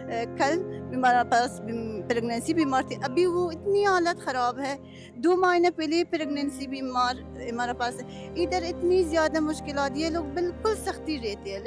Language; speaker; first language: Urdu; non-native, learner; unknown